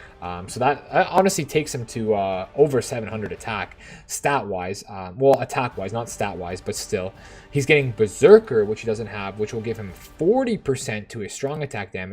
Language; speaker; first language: English; native; English